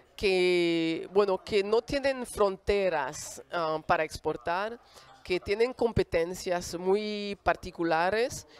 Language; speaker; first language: Spanish; non-native, fluent; French